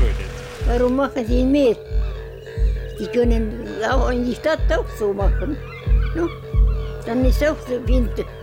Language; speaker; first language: German; non-native, learner; Estonian